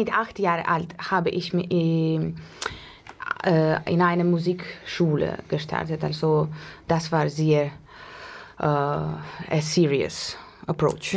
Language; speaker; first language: German; non-native, learner; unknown